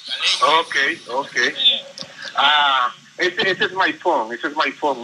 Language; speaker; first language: Spanish; non-native, learner; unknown